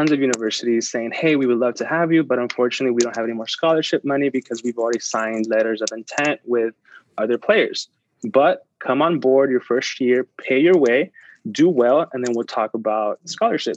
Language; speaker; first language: English; early bilingual, other home language; Spanish